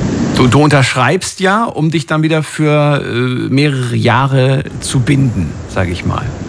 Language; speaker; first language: German; native; German